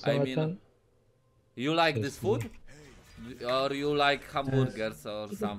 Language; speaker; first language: English; non-native, learner; Polish